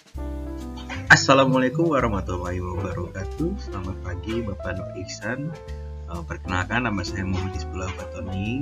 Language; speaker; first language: Indonesian; native; Indonesian